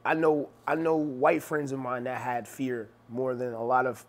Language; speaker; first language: English; native; English